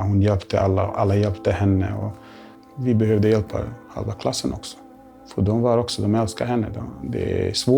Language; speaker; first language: Swedish; non-native, fluent; Bosnian